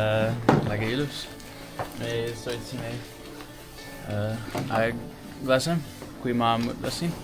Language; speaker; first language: Estonian; non-native, learner; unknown